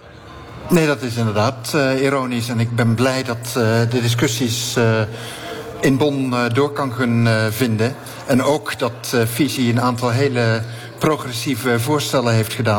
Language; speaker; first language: Dutch; native; Dutch